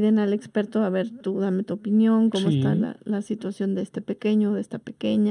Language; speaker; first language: Spanish; native; Spanish